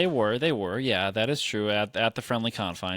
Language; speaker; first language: English; native; English